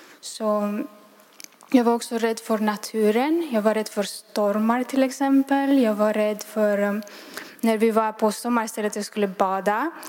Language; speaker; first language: Swedish; non-native, fluent; Romanian